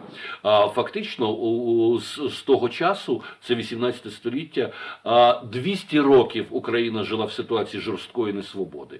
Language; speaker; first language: Ukrainian; native; Ukrainian